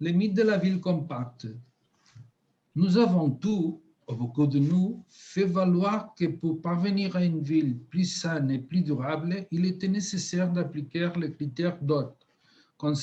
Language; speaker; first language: French; non-native, fluent; Spanish